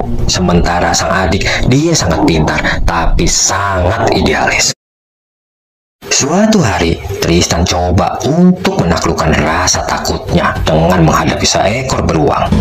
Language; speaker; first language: Indonesian; native; Indonesian